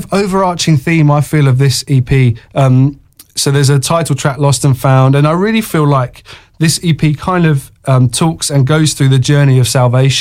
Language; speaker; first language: English; native; English